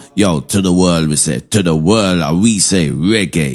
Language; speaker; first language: English; native; English